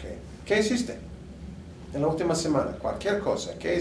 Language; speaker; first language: Spanish; non-native, fluent; English